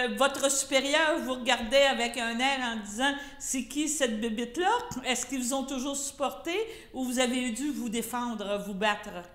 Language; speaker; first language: French; native; French